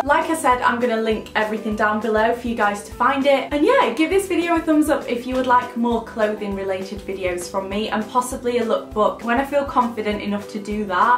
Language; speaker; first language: English; native; English